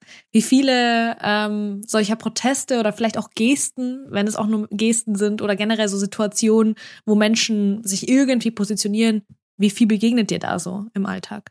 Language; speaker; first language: German; early bilingual, other home language; Russian